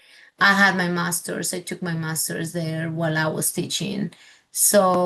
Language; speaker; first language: English; non-native, fluent; Spanish